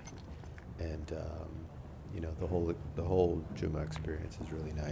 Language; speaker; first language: English; early bilingual, other home language; Urdu